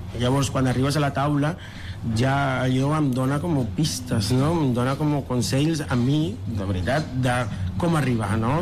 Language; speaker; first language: Catalan; non-native, fluent; Spanish